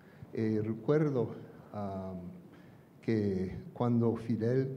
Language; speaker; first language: Spanish; non-native, learner; English